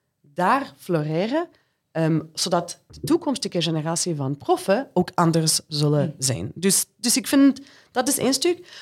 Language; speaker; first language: Dutch; non-native, fluent; English